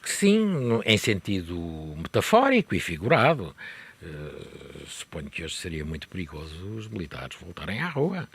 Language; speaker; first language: Portuguese; native; Portuguese